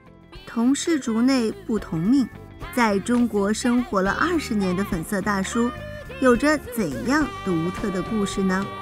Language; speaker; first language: Chinese; native; Chinese